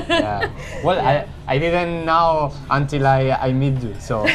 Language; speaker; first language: English; non-native, learner; Spanish